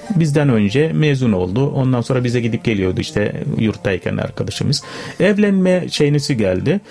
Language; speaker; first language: Turkish; non-native, fluent; Arabic